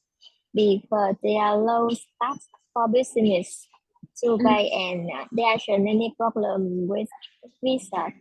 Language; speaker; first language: English; non-native, learner; Vietnamese